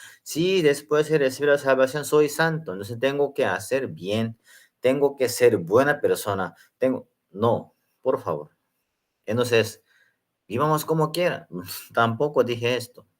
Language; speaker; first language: Spanish; non-native, learner; Korean